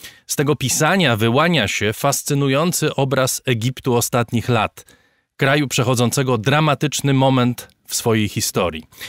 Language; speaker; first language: Polish; native; Polish